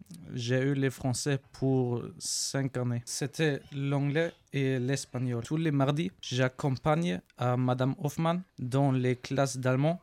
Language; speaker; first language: French; non-native, learner; German